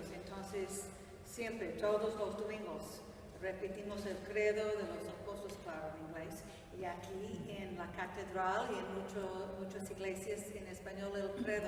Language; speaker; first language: Spanish; non-native, fluent; English